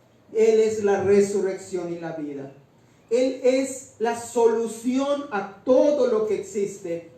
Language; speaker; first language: Spanish; native; Spanish